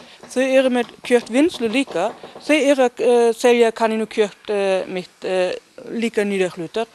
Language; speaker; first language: Icelandic; non-native, learner; Danish